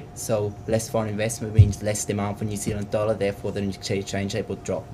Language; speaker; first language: English; native; English